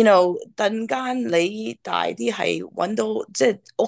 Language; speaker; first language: Cantonese; early bilingual, heritage; English